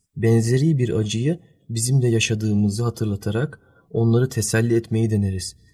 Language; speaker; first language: Turkish; early bilingual, heritage; Turkish